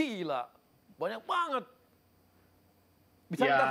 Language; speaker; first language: Indonesian; native; Indonesian